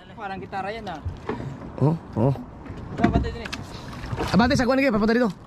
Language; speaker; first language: Filipino; non-native, local second language; Cebuano